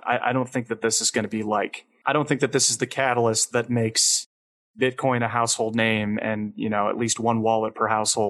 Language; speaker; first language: English; native; English